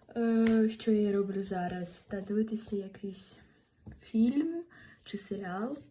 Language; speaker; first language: Ukrainian; non-native, local second language; Russian